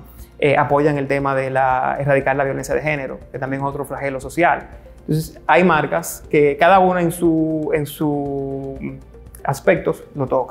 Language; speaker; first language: Spanish; native; Spanish